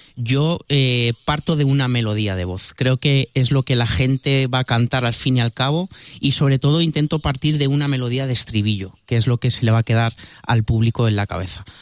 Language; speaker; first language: Spanish; native; Spanish